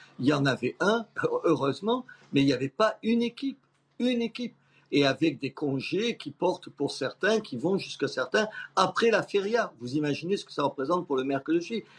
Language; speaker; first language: French; native; French